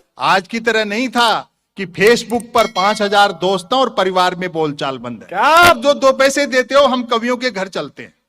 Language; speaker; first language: Hindi; native; Hindi